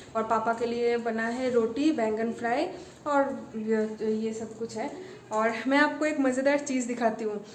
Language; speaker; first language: Hindi; non-native, local second language; Bangla